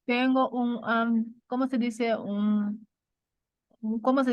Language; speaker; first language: Spanish; non-native, learner; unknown